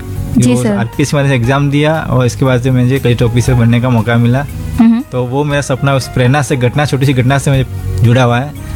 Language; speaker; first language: Hindi; native; Hindi